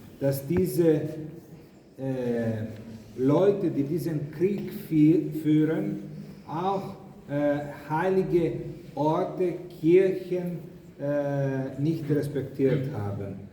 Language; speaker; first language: German; non-native, fluent; Greek